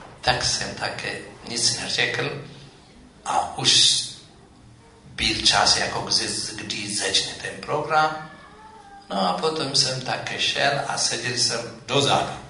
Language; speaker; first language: Czech; non-native, fluent; Amharic